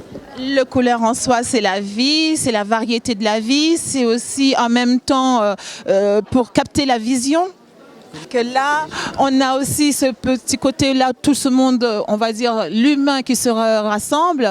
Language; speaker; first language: French; native; French